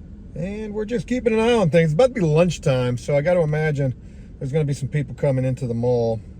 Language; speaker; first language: English; native; English